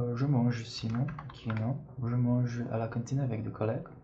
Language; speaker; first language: French; non-native, fluent; Portuguese